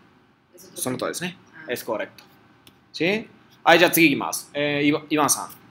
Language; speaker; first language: Japanese; non-native, fluent; Spanish